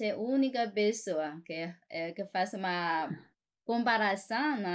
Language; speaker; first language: Portuguese; non-native, fluent; Chinese